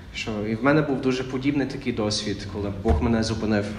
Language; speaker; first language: Ukrainian; non-native, fluent; English